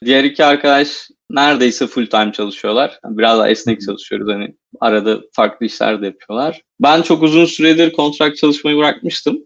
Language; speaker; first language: Turkish; native; Turkish